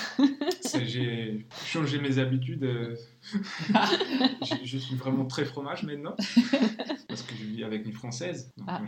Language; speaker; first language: French; non-native, fluent; Czech